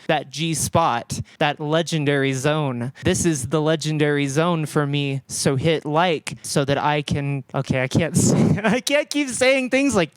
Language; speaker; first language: English; native; English